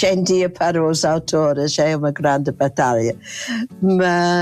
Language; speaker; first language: Portuguese; non-native, fluent; English